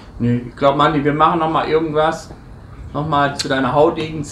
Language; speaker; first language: German; native; German